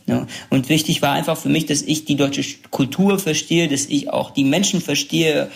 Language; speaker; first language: German; early bilingual, other home language; Kurdish